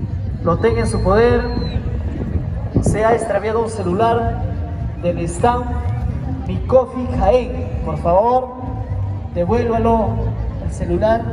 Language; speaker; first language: Spanish; native; Spanish